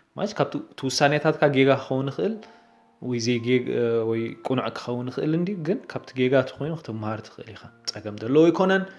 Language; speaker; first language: Tigrinya; native; Tigrinya